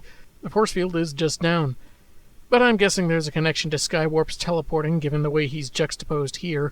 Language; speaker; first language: English; native; English